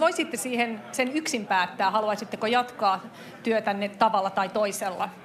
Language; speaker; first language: Finnish; native; Finnish